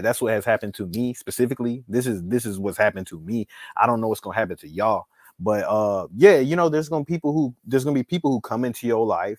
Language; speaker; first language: English; native; English